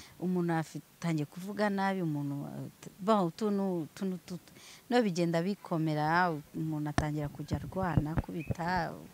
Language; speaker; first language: Kinyarwanda; early bilingual, heritage; Swahili